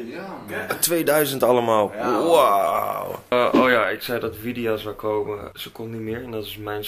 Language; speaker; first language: Dutch; native; Dutch